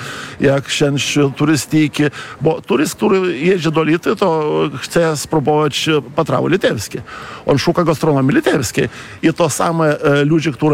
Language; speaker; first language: Polish; non-native, fluent; Lithuanian